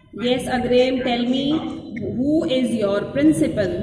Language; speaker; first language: English; non-native, local second language; Hindi